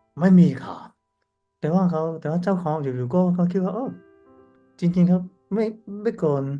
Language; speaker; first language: Thai; non-native, learner; Cantonese